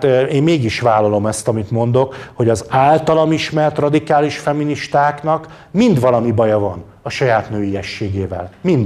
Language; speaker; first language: Hungarian; native; Hungarian